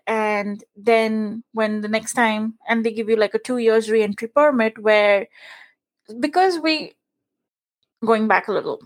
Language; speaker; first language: English; non-native, local second language; Punjabi